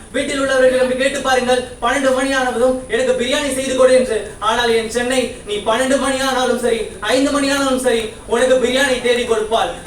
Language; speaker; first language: Tamil; native; Tamil